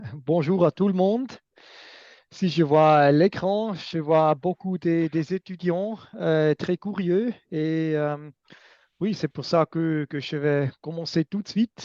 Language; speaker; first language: French; non-native, fluent; German